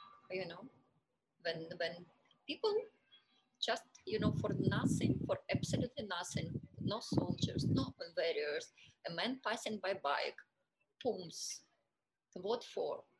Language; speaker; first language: English; non-native, fluent; Russian